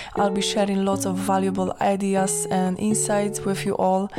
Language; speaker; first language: English; non-native, fluent; Polish